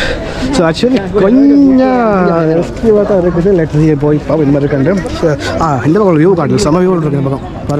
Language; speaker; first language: Tamil; native; Tamil